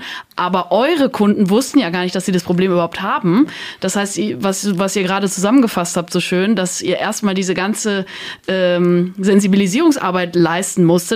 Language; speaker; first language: German; native; German